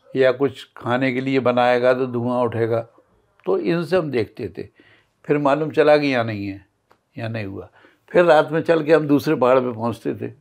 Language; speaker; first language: Hindi; native; Hindi